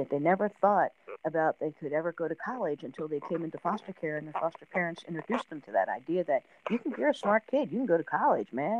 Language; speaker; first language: English; native; English